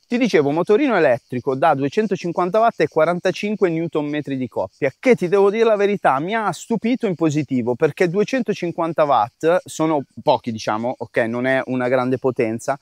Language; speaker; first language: Italian; native; Italian